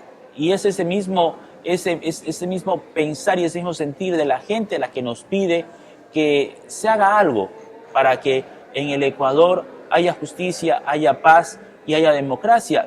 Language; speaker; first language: Spanish; native; Spanish